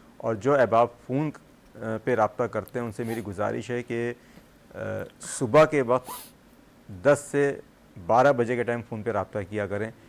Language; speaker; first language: Urdu; native; Urdu